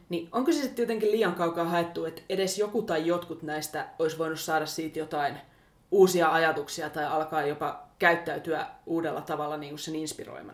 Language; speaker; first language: Finnish; native; Finnish